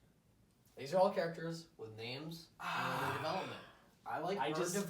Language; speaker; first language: English; native; English